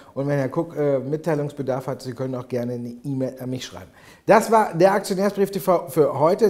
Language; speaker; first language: German; native; German